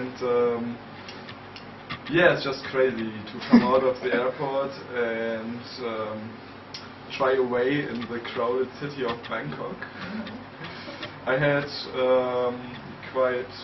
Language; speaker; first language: English; non-native, fluent; German